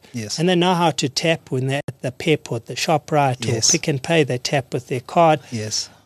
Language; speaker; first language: English; native; English